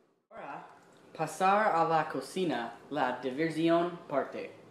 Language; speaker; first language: Spanish; non-native, learner; English